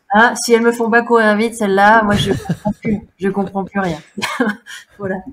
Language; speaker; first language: French; native; French